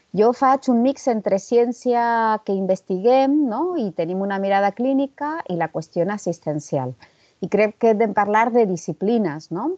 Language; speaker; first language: Catalan; non-native, local second language; Spanish